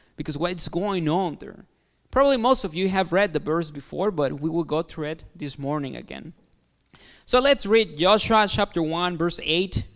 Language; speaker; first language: English; non-native, fluent; Spanish